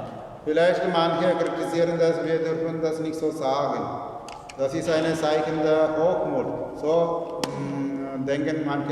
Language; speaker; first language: German; non-native, fluent; Malayalam